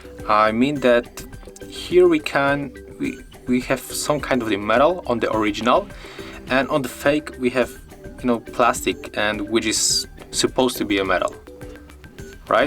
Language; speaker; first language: English; non-native, fluent; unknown